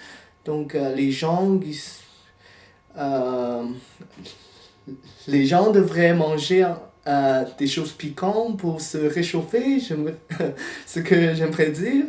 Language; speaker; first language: French; non-native, fluent; Chinese